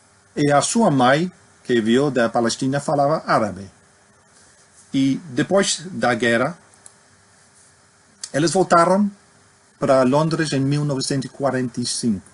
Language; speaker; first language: Portuguese; non-native, fluent; English